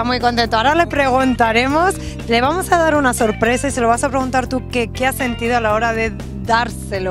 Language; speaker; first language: Spanish; native; Spanish